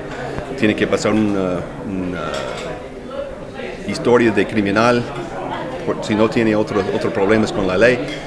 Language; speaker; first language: Spanish; non-native, learner; English